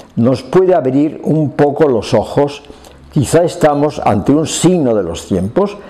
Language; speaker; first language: Spanish; native; Spanish